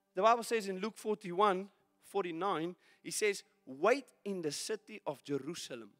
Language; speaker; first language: English; non-native, local second language; Afrikaans